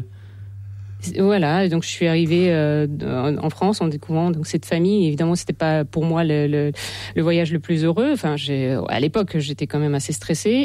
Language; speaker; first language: French; non-native, fluent; Russian